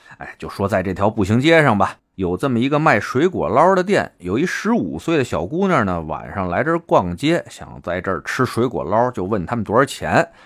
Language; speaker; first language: Chinese; native; Chinese